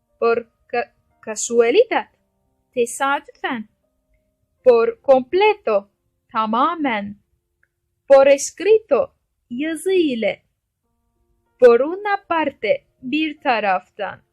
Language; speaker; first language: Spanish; non-native, fluent; Turkish